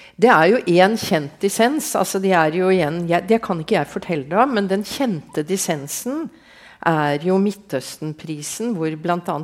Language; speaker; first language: Norwegian; native; Norwegian